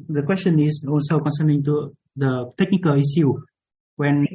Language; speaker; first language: English; non-native, learner; Vietnamese